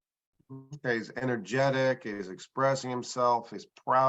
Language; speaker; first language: English; native; English